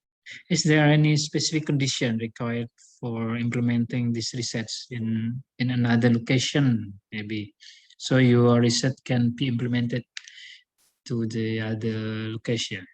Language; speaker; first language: English; non-native, learner; Indonesian